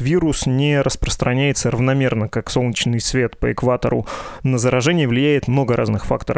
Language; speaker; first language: Russian; native; Russian